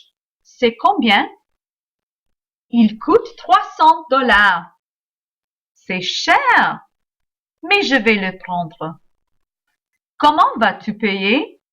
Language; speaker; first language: French; non-native, fluent; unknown